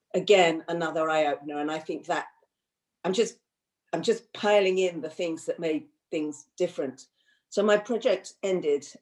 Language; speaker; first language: English; early bilingual, other home language; Hindi